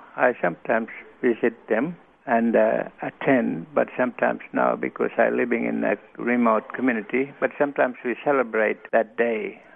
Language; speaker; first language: English; non-native, local second language; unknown